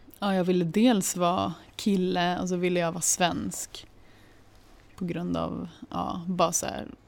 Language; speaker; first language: Swedish; early bilingual, other home language; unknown